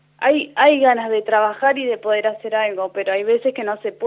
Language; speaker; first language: Spanish; native; Spanish